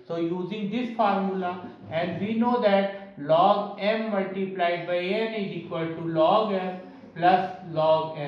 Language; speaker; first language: English; non-native, local second language; Hindi